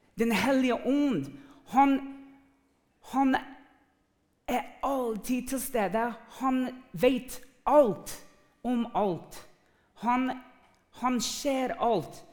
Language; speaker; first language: Norwegian; non-native, fluent; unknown